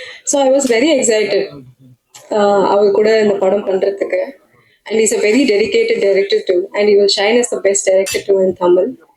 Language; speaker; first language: English; non-native, local second language; Tamil